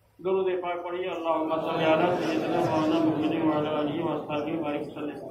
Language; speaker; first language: Urdu; native; Urdu